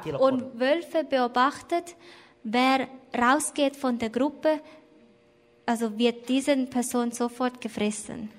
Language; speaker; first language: German; non-native, learner; Thai